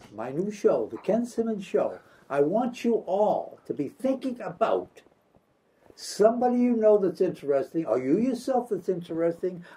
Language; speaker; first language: English; native; English